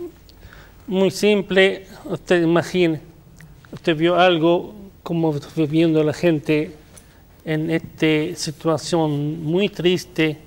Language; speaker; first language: Spanish; non-native, fluent; Arabic